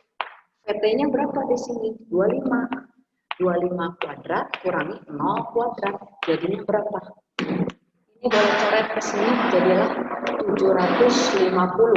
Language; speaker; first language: Indonesian; native; Indonesian